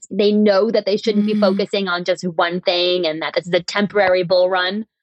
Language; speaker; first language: English; native; English